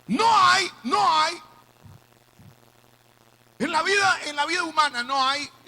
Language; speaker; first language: Spanish; native; Spanish